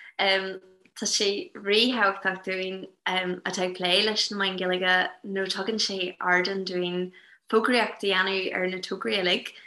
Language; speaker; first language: Irish; non-native, local second language; English